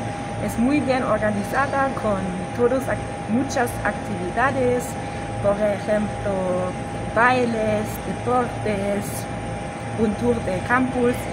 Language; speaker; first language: Spanish; non-native, learner; German